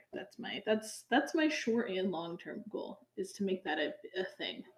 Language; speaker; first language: English; native; English